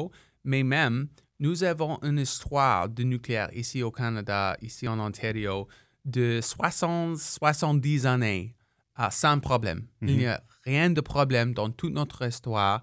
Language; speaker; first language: French; non-native, local second language; English